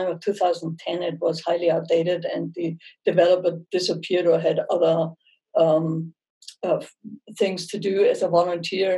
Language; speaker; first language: English; non-native, fluent; German